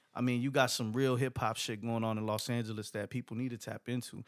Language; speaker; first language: English; early bilingual, other home language; Spanish